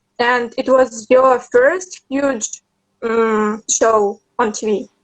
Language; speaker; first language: English; non-native, learner; Russian